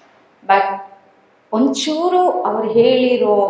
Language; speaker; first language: Kannada; non-native, local second language; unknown